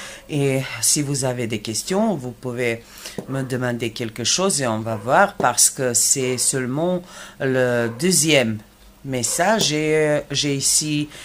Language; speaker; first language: French; non-native, fluent; Serbian